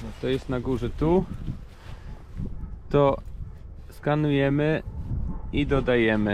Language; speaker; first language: Polish; non-native, learner; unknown